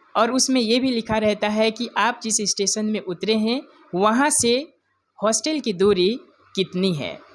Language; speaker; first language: Hindi; non-native, local second language; Odia